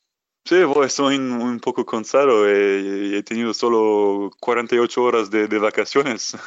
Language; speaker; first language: Spanish; non-native, fluent; French